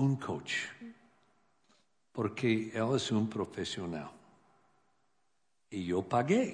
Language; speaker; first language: Spanish; non-native, learner; English